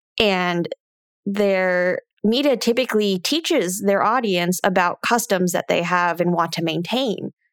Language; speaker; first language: English; native; English